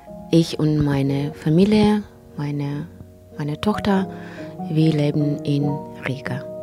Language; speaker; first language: German; non-native, learner; Russian